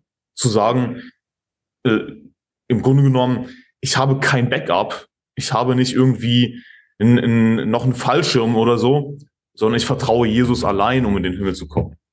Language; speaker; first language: German; native; German